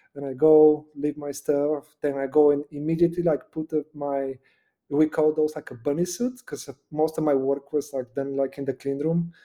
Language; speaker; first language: English; non-native, fluent; Bulgarian